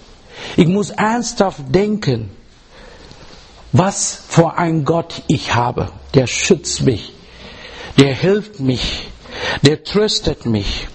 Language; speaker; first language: German; non-native, learner; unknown